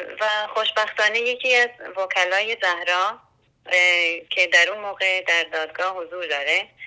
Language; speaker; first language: Persian; non-native, local second language; Central Kurdish